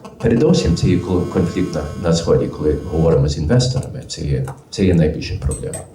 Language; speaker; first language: Ukrainian; early bilingual, heritage; Ukrainian